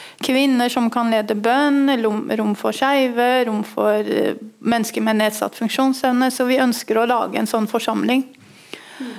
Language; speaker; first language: Norwegian; early bilingual, other home language; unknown